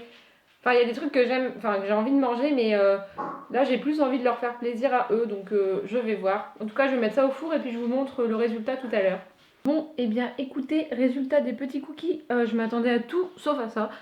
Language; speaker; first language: French; native; French